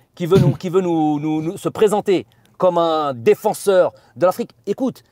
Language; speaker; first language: French; native; French